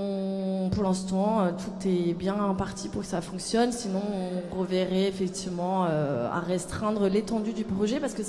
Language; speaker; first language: French; native; French